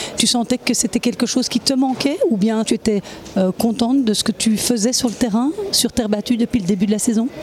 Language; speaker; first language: French; native; French